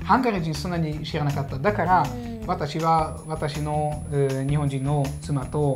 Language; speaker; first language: Japanese; non-native, fluent; Hungarian